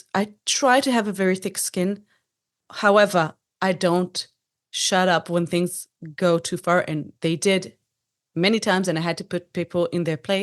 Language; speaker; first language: English; non-native, fluent; Hebrew